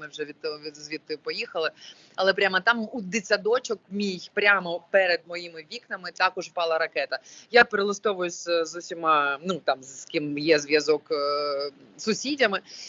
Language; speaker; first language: Ukrainian; non-native, local second language; Russian